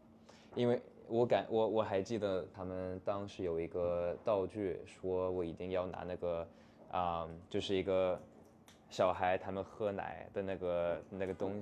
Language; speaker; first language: Chinese; non-native, fluent; English